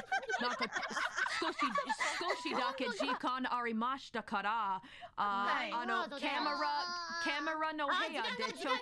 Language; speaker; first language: Japanese; non-native, learner; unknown